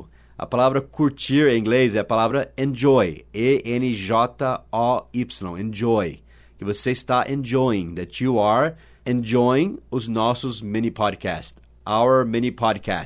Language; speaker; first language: Portuguese; non-native, fluent; English